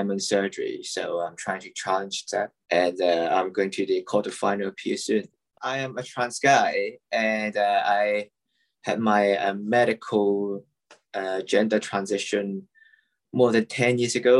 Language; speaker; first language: English; non-native, local second language; Cantonese